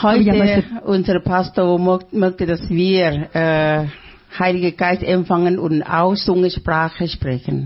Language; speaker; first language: German; non-native, fluent; Thai